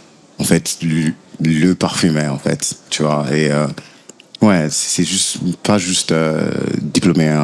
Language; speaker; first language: French; non-native, fluent; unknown